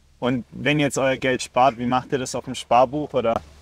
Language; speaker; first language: German; native; German